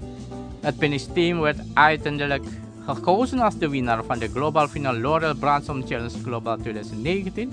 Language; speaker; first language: Dutch; non-native, learner; Indonesian